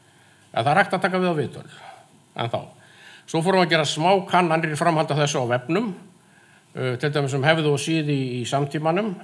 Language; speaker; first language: Icelandic; native; Icelandic